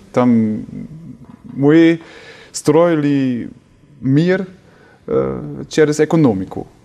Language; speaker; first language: Russian; non-native, fluent; German